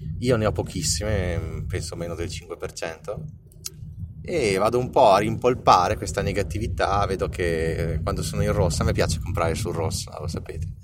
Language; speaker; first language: Italian; native; Italian